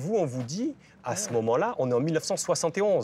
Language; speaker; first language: French; native; French